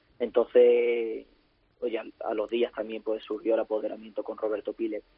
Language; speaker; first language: Spanish; native; Spanish